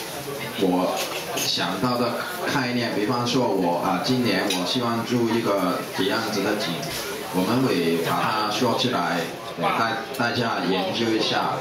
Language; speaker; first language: Chinese; non-native, local second language; Cantonese